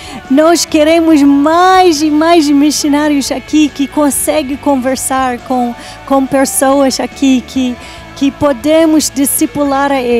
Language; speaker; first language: Portuguese; non-native, learner; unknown